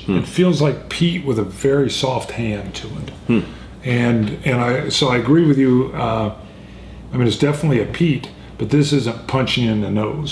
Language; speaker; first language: English; native; English